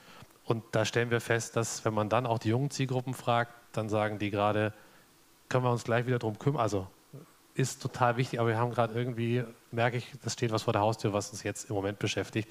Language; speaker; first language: German; native; German